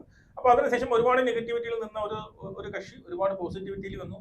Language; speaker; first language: Malayalam; native; Malayalam